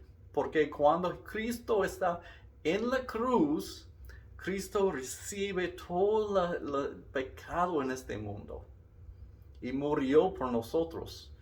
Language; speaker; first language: Spanish; non-native, learner; English